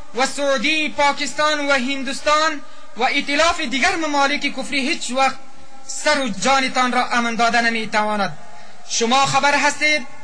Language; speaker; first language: Persian; non-native, local second language; Pashto